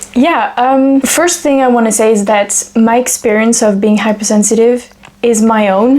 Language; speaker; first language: English; non-native, fluent; French